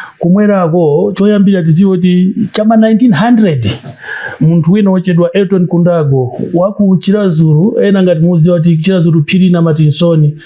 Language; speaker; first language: Nyanja; non-native, local second language; Tumbuka